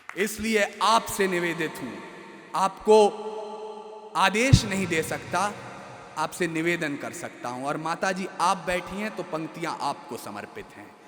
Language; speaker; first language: Hindi; native; Hindi